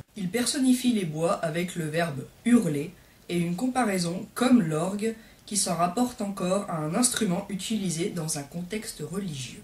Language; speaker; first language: French; native; French